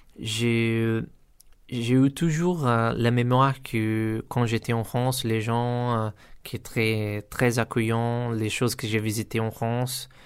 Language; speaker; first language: French; non-native, learner; Portuguese